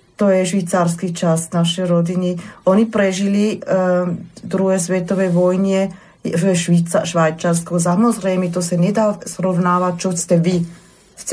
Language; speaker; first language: Slovak; non-native, fluent; German